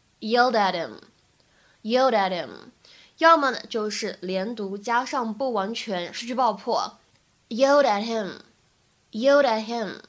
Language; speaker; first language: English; non-native, fluent; Chinese